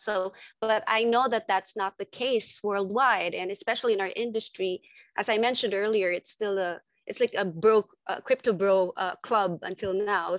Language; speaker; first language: English; non-native, local second language; Filipino